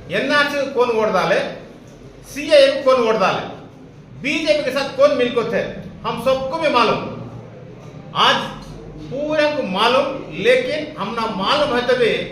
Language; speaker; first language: Hindi; non-native, local second language; Urdu